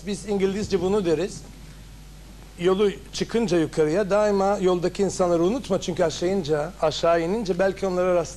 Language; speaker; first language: Turkish; non-native, fluent; English